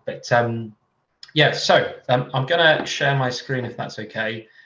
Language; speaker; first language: English; native; English